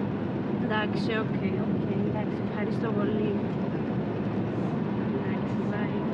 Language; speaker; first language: Greek; non-native, fluent; Arabic